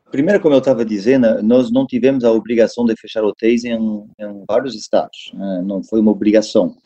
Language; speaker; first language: Portuguese; non-native, fluent; French